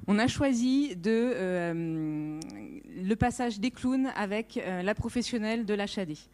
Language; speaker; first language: French; native; French